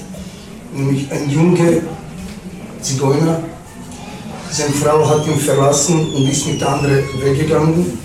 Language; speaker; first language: German; non-native, fluent; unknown